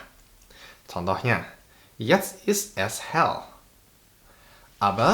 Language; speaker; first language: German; non-native, fluent; Indonesian